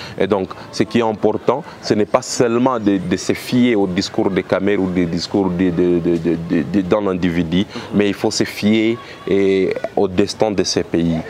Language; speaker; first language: French; non-native, local second language; Swahili